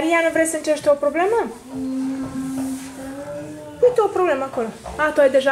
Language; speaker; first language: Romanian; native; Romanian